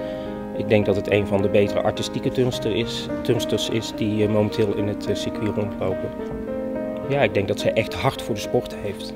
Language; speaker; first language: Dutch; native; Dutch